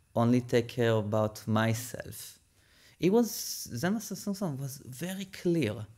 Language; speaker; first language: English; non-native, fluent; Hebrew